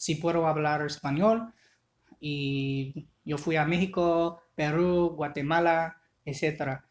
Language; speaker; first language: Spanish; non-native, learner; English